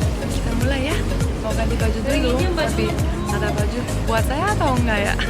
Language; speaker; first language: Indonesian; non-native, learner; Romanian